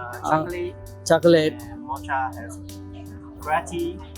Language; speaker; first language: English; non-native, learner; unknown